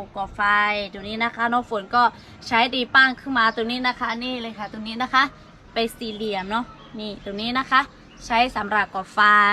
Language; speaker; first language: Thai; non-native, local second language; Lahu